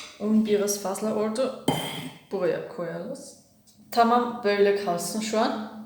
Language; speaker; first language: Turkish; non-native, learner; German